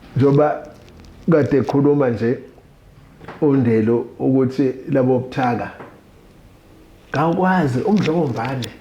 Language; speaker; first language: Zulu; native; Zulu